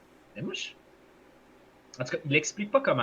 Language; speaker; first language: French; native; French